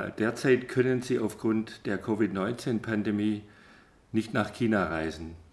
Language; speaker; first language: German; native; German